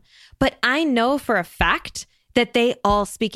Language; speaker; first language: English; native; English